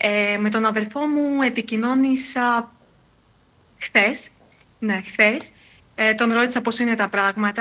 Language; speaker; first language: Greek; non-native, fluent; Ukrainian